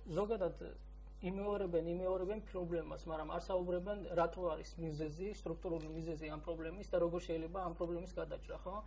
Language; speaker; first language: Georgian; non-native, local second language; Azerbaijani